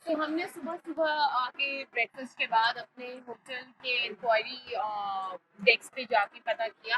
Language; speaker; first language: Hindi; native; Hindi